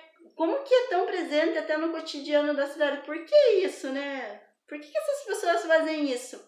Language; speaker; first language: Portuguese; native; Portuguese